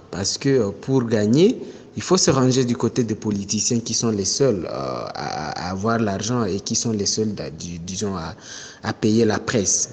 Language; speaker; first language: French; non-native, local second language; Swahili